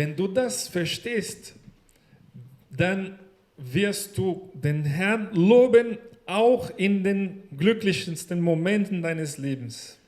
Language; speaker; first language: German; non-native, learner; Portuguese